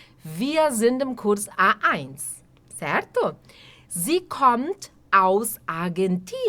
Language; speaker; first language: German; non-native, fluent; Portuguese